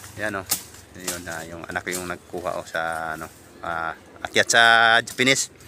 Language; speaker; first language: Filipino; non-native, local second language; Cebuano